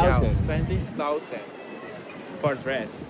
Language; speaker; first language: English; non-native, learner; Spanish